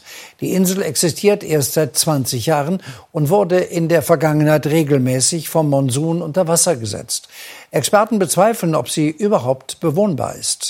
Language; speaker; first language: German; native; German